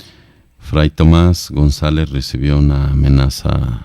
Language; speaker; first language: Spanish; native; Spanish